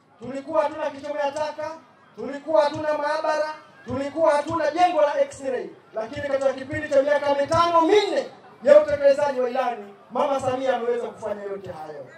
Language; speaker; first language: Swahili; native; Swahili